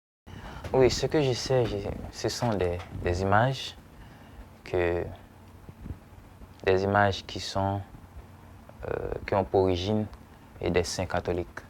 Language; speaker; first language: French; non-native, local second language; Haitian Creole